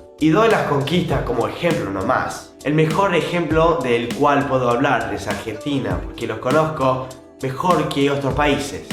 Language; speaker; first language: Spanish; non-native, fluent; English